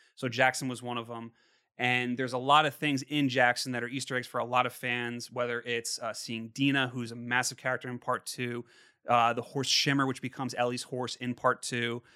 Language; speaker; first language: English; native; English